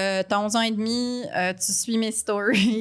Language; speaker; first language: French; native; French